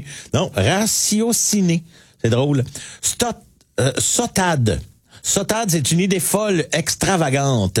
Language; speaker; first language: French; native; French